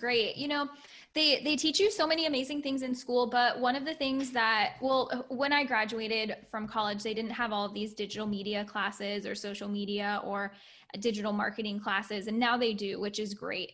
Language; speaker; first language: English; native; English